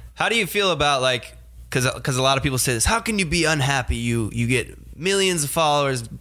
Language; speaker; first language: English; native; English